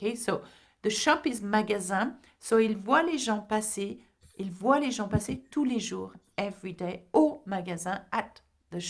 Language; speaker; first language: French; non-native, fluent; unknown